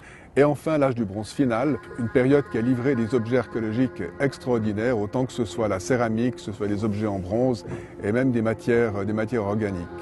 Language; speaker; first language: French; native; French